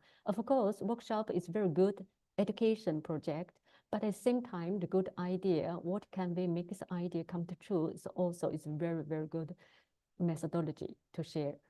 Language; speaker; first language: English; non-native, learner; Chinese